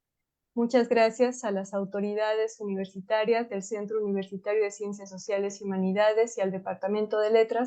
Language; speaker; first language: Spanish; native; Spanish